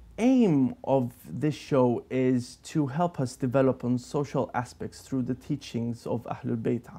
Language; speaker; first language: English; native; English